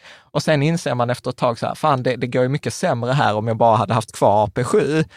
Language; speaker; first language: Swedish; early bilingual, other home language; Czech